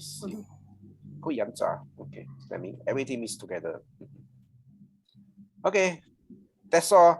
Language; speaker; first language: English; non-native, local second language; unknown